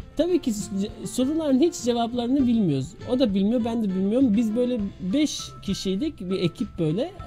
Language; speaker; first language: Turkish; early bilingual, heritage; Turkish